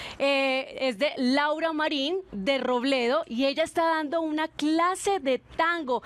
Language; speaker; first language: Spanish; native; Spanish